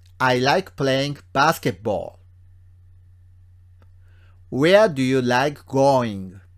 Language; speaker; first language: English; non-native, fluent; Japanese